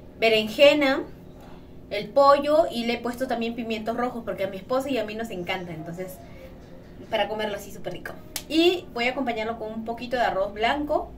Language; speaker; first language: Spanish; native; Spanish